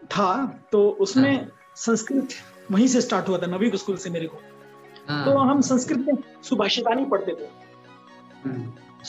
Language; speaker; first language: Hindi; native; Hindi